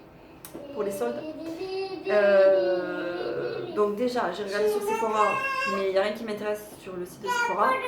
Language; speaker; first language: French; native; French